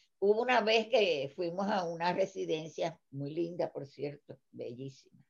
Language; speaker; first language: Spanish; native; Spanish